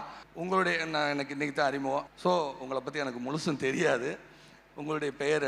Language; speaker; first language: Tamil; native; Tamil